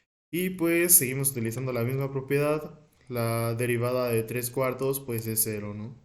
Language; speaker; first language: Spanish; native; Spanish